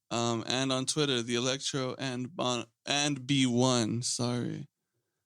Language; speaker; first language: English; native; English